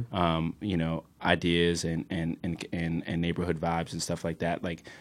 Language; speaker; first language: English; native; English